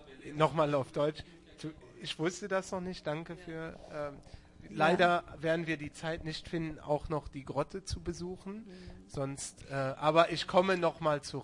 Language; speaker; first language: German; non-native, local second language; Luxembourgish